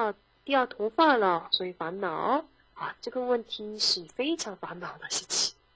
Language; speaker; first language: Chinese; non-native, fluent; Korean